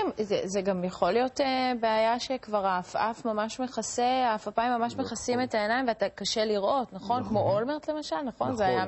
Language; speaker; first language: Hebrew; native; Hebrew